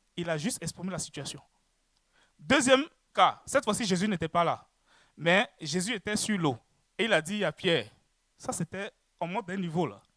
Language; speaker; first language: French; native; French